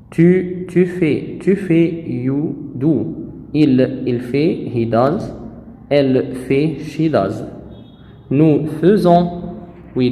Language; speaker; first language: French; non-native, fluent; Arabic